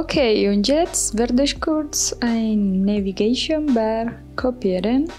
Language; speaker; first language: German; non-native, fluent; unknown